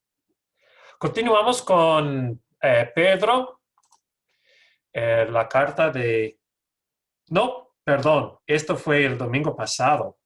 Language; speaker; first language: Spanish; non-native, learner; English